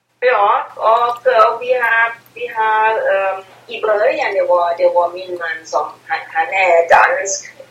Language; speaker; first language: Swedish; non-native, fluent; Thai